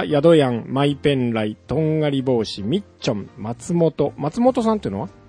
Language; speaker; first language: Japanese; native; Japanese